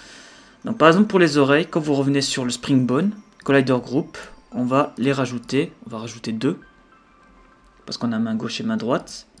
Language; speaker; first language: French; native; French